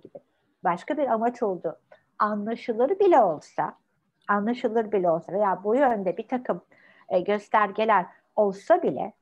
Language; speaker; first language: Turkish; native; Turkish